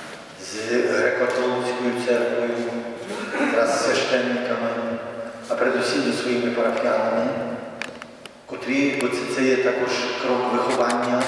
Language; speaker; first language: Ukrainian; non-native, fluent; Polish